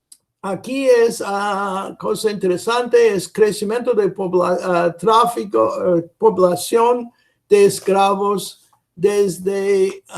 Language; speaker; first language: Spanish; non-native, fluent; English